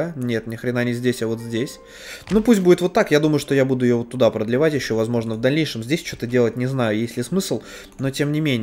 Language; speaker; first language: Russian; native; Russian